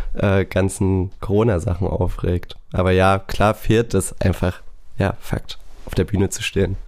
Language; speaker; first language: German; native; German